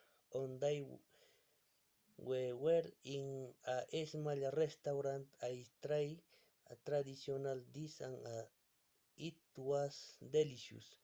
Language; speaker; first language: English; non-native, learner; Spanish